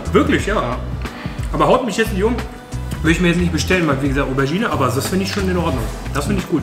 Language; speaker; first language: German; native; German